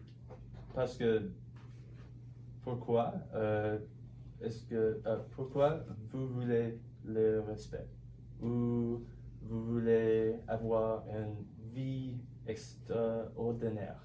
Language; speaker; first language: French; non-native, learner; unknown